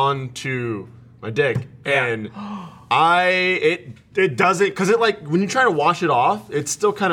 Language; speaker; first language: English; native; English